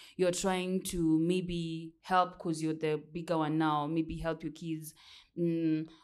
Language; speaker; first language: English; non-native, local second language; Kamba